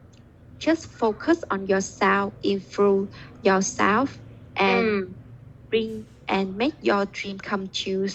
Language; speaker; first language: English; non-native, learner; Vietnamese